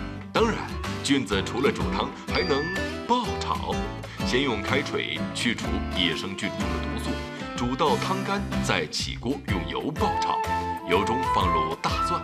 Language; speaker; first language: Chinese; native; Chinese